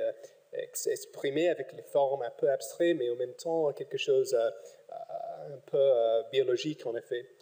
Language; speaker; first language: French; non-native, fluent; English